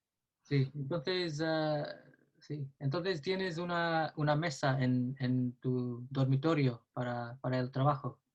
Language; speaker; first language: Spanish; non-native, learner; English